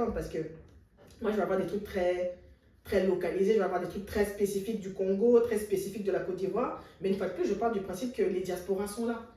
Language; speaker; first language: French; native; French